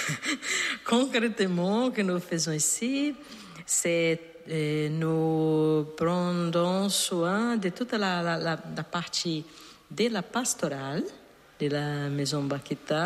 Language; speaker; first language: French; non-native, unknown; Portuguese